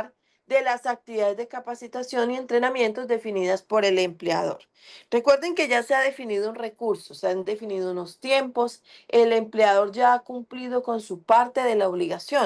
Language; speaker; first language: Spanish; native; Spanish